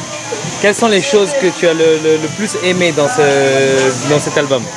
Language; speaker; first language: French; native; French